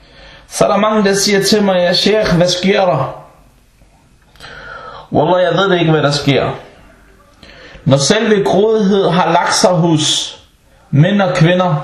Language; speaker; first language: Danish; non-native, local second language; Arabic